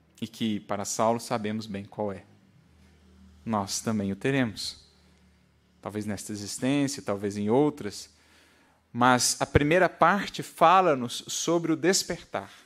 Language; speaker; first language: Portuguese; native; Portuguese